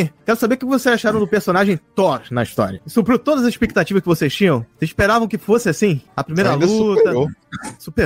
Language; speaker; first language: Portuguese; native; Portuguese